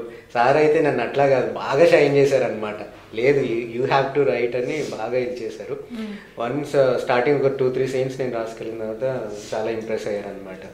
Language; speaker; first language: Telugu; native; Telugu